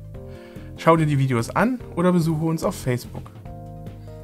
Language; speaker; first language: German; native; German